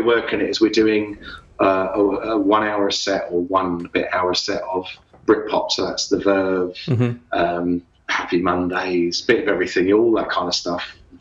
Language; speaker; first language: English; native; English